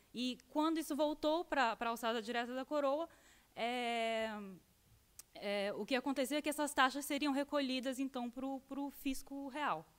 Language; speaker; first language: Portuguese; native; Portuguese